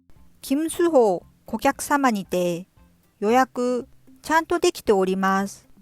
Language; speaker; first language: Japanese; non-native, fluent; Korean